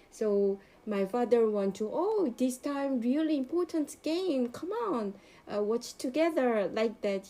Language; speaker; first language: English; non-native, learner; Korean